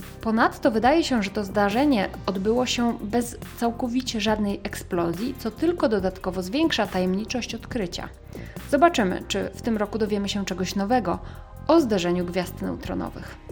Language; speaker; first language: Polish; native; Polish